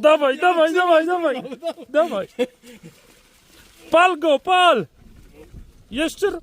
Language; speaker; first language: Polish; native; Polish